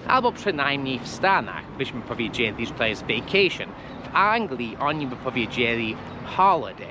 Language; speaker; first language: Polish; non-native, fluent; English